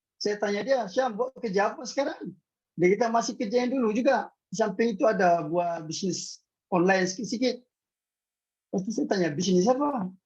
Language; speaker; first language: Malay; native; Malay